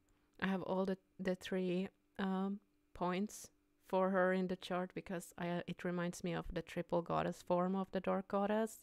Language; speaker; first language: English; non-native, fluent; Finnish